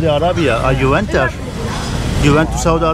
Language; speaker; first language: English; non-native, learner; Turkish